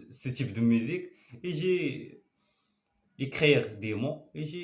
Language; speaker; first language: French; non-native, learner; Arabic